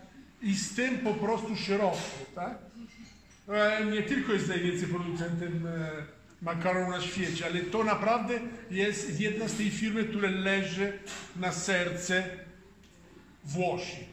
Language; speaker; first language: Polish; non-native, fluent; Italian